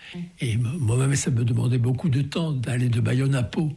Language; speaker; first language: French; native; French